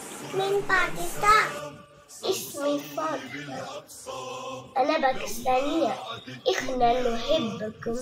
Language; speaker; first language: Arabic; non-native, learner; Urdu